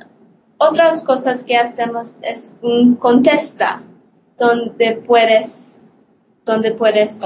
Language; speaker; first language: Spanish; non-native, learner; Polish